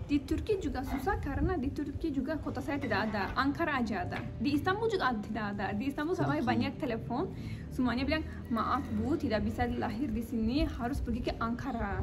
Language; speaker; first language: Indonesian; non-native, learner; Turkish